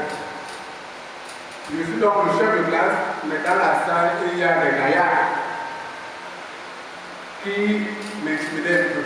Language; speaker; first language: French; non-native, local second language; Basaa